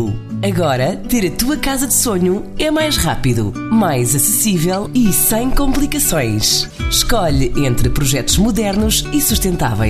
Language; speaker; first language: Portuguese; native; Portuguese